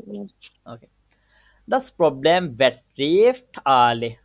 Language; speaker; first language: German; non-native, fluent; Bangla